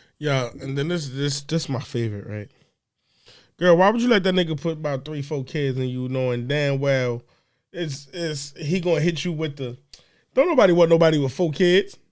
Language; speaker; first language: English; native; English